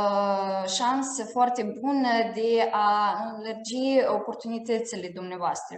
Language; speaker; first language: Romanian; non-native, fluent; Russian